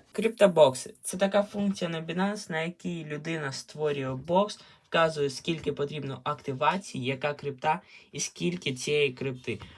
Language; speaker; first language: Ukrainian; non-native, local second language; Russian